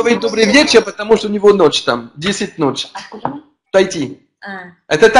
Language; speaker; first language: Russian; non-native, learner; French